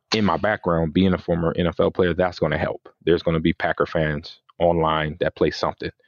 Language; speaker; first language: English; native; English